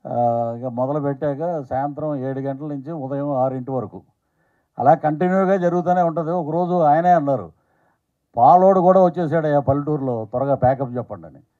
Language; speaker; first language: Telugu; native; Telugu